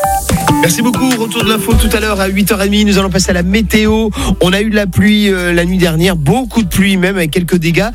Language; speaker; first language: French; native; French